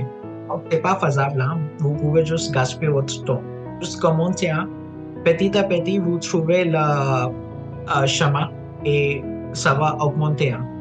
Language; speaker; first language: French; non-native, fluent; Punjabi